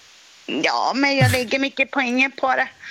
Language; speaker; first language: Swedish; non-native, local second language; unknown